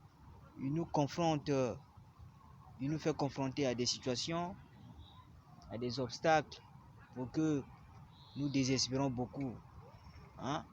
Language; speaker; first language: French; non-native, local second language; Lingala